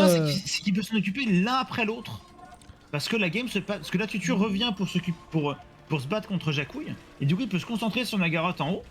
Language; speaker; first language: French; native; French